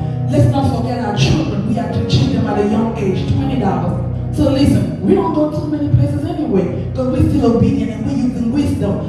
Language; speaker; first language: English; native; English